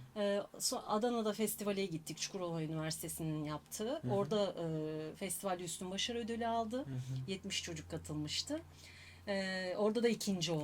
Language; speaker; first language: Turkish; native; Turkish